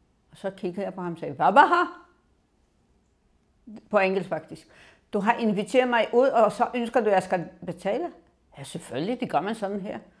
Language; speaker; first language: Danish; non-native, fluent; Polish